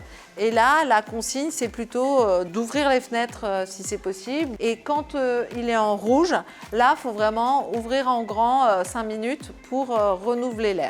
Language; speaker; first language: French; native; French